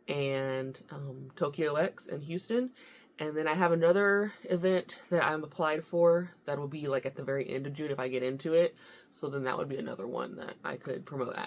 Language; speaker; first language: English; native; English